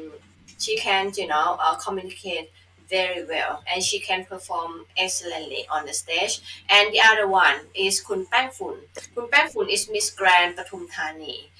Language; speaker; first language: English; non-native, fluent; Thai